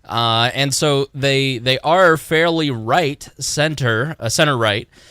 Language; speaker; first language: English; native; English